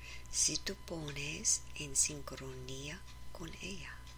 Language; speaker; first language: Spanish; non-native, learner; English